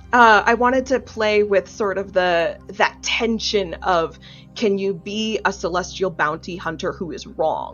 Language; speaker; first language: English; native; English